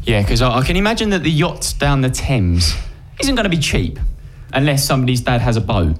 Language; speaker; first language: English; native; English